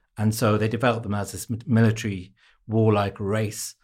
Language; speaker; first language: English; native; English